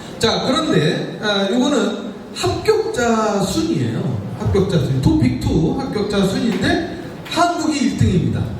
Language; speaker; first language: Korean; native; Korean